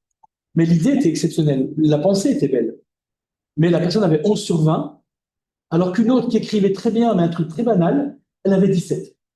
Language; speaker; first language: French; native; French